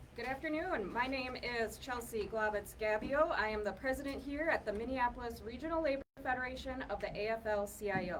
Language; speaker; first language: English; native; English